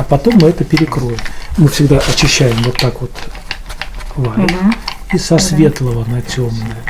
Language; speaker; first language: Russian; native; Russian